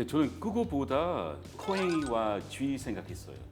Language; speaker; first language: Korean; non-native, fluent; English